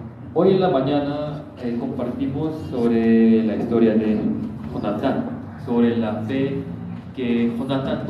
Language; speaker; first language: Spanish; non-native, learner; Korean